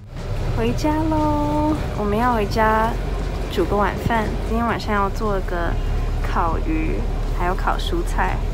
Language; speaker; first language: Chinese; early bilingual, heritage; Chinese